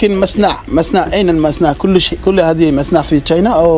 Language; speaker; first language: Arabic; non-native, learner; French